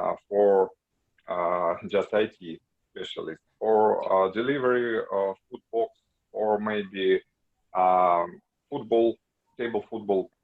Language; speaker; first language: English; non-native, learner; Russian